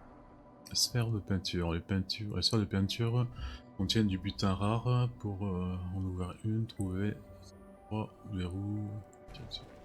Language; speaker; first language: French; native; French